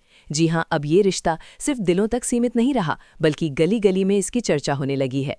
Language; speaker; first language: Hindi; native; Hindi